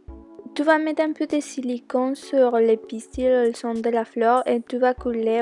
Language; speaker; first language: French; non-native, learner; Spanish